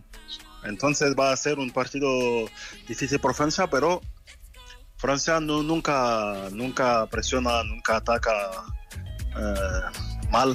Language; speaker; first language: Spanish; non-native, fluent; French